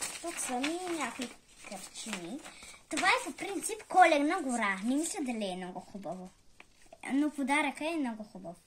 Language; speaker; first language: Bulgarian; early bilingual, heritage; Bulgarian